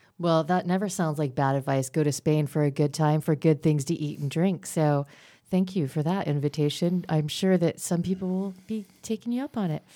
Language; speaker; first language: English; native; English